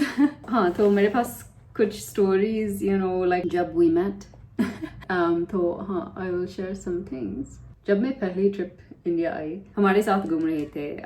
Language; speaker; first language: Hindi; non-native, learner; English